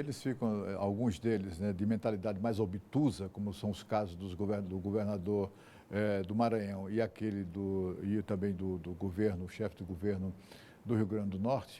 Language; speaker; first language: Portuguese; native; Portuguese